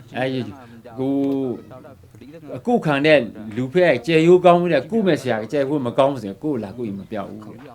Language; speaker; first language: Burmese; non-native, local second language; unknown